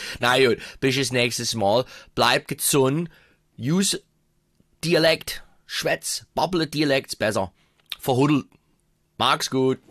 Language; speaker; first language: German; early bilingual, heritage; German